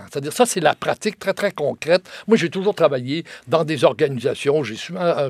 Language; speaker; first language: French; native; French